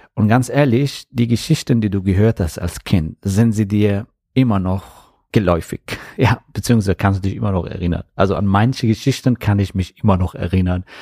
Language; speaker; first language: German; non-native, fluent; Persian